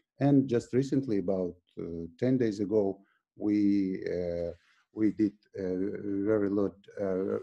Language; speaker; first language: English; non-native, fluent; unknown